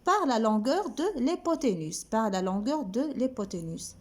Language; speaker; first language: French; non-native, local second language; Arabic